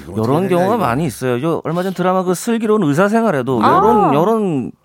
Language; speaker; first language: Korean; native; Korean